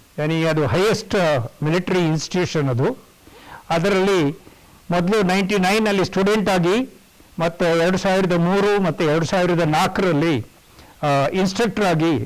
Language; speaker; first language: Kannada; non-native, local second language; Kodava